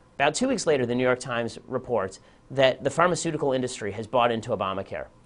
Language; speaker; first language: English; native; English